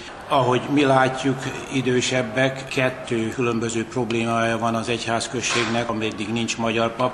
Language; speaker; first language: Hungarian; native; Hungarian